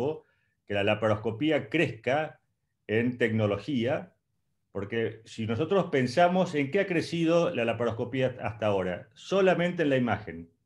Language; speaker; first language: Spanish; native; Spanish